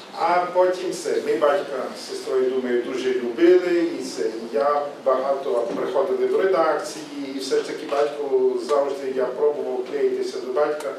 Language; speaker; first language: Ukrainian; early bilingual, heritage; Ukrainian